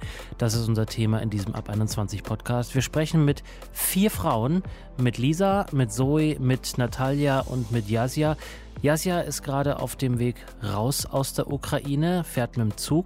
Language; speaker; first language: German; native; German